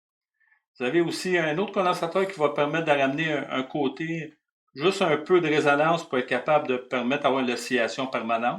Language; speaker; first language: French; native; French